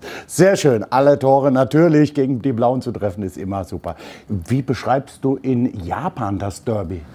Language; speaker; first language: German; native; German